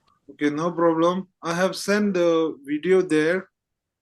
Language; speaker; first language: English; non-native, fluent; Tibetan